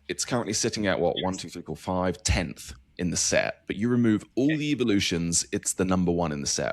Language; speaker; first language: English; native; English